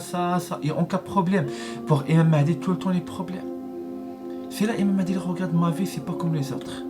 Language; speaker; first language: French; non-native, learner; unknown